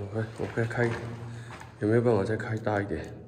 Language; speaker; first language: Chinese; native; Chinese